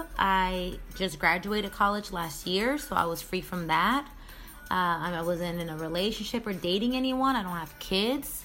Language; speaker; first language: English; native; English